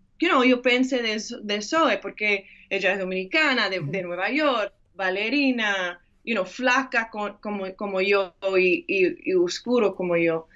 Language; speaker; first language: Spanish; early bilingual, heritage; English